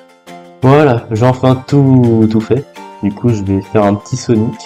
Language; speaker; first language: French; native; French